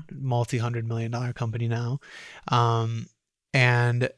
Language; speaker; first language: English; native; English